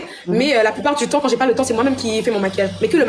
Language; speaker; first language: French; non-native, local second language; Lingala